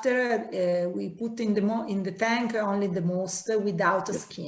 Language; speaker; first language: English; non-native, learner; Italian